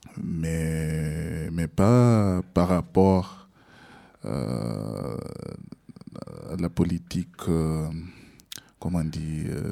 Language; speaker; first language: French; non-native, learner; Portuguese